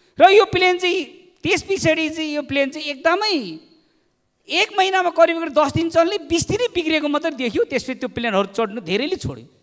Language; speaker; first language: Nepali; non-native, local second language; Eastern Tamang